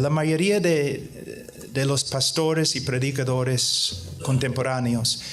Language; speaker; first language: Spanish; non-native, fluent; English